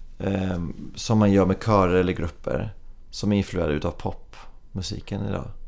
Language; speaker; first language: Swedish; early bilingual, other home language; English